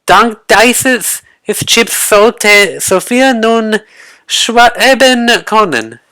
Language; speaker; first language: German; non-native, learner; English